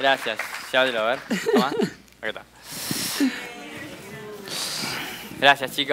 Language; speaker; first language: Spanish; native; Spanish